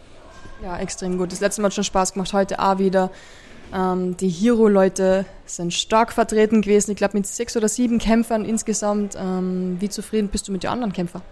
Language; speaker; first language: German; native; German